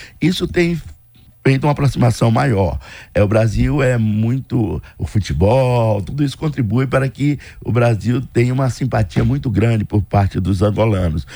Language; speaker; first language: Portuguese; native; Portuguese